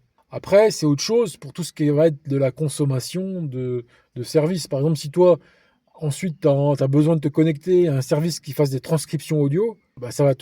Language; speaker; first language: French; native; French